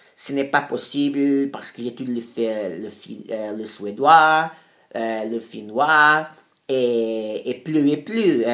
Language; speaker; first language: French; non-native, fluent; Portuguese